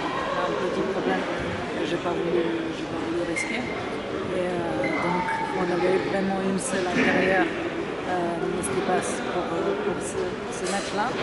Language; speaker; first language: French; non-native, fluent; Serbian